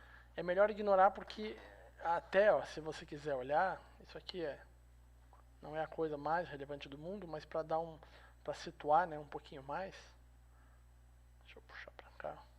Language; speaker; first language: Portuguese; native; Portuguese